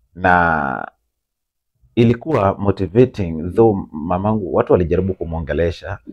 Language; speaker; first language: Swahili; native; Swahili